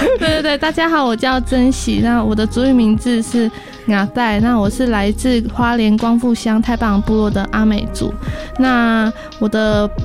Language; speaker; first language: Chinese; non-native, local second language; Amis